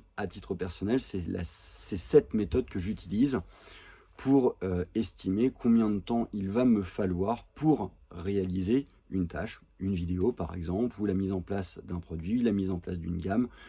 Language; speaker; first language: French; native; French